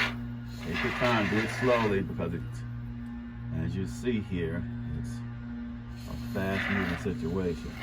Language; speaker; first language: English; native; English